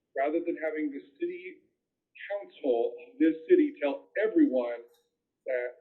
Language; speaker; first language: English; native; English